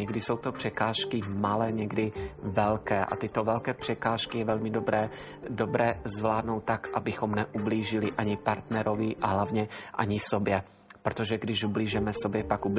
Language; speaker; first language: Czech; native; Czech